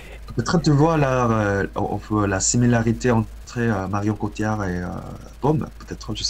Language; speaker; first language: French; non-native, learner; Korean